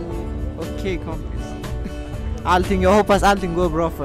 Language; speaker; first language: Swedish; non-native, learner; Persian